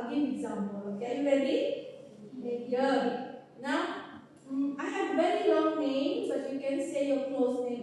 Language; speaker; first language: English; non-native, fluent; Indonesian